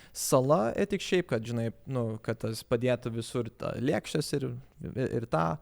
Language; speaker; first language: Lithuanian; early bilingual, heritage; Lithuanian